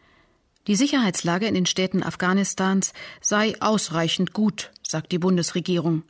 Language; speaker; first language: German; native; German